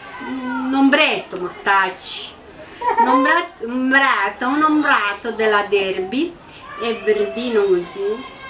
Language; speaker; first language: Italian; non-native, fluent; Romanian